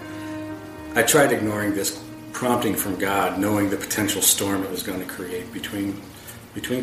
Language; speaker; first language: English; native; English